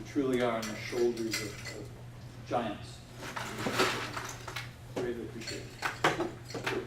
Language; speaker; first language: English; native; English